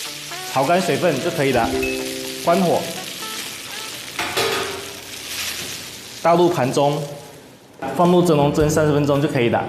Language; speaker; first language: Chinese; native; Chinese